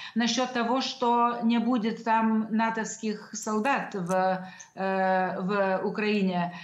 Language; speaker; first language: Russian; non-native, local second language; Lithuanian